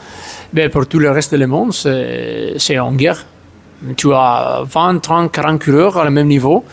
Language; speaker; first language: French; non-native, learner; Italian